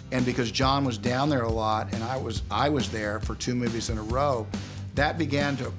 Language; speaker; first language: English; native; English